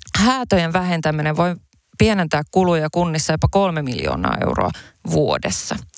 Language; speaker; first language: Finnish; early bilingual, other home language; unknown